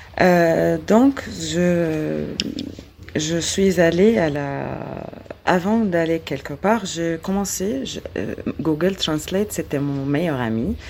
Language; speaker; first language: French; non-native, learner; Arabic